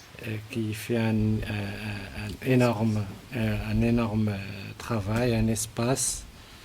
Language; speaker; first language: French; non-native, local second language; Arabic